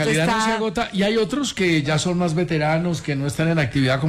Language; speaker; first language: Spanish; native; Spanish